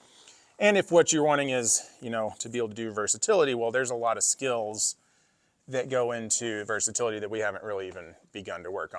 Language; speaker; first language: English; native; English